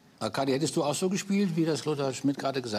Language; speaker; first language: German; native; German